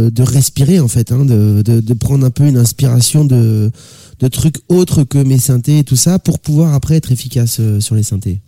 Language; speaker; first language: French; native; French